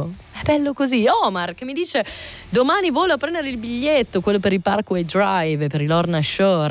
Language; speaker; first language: Italian; native; Italian